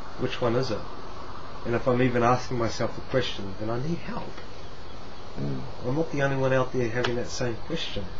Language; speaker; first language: English; native; English